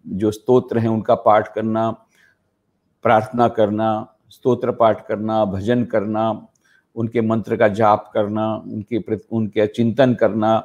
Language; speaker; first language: Hindi; non-native, local second language; Gujarati